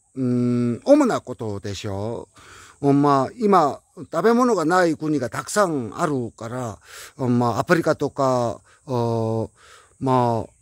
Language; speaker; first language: Japanese; non-native, learner; Korean